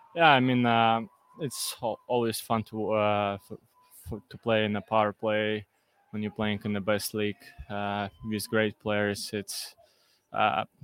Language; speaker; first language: English; non-native, learner; Russian